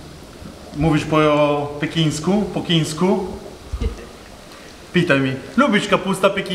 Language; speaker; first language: Polish; non-native, learner; Italian